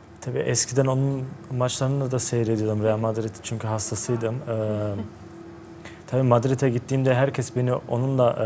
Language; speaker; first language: Turkish; early bilingual, heritage; Turkish